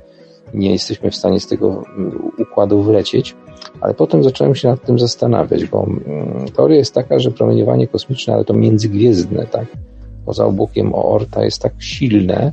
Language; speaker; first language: Polish; native; Polish